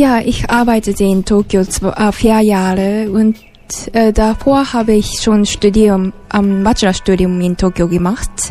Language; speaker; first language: German; non-native, learner; Japanese